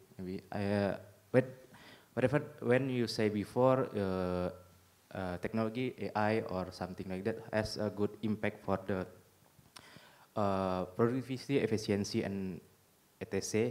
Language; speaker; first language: English; non-native, learner; Indonesian